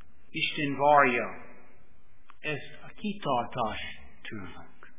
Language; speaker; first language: Hungarian; non-native, fluent; English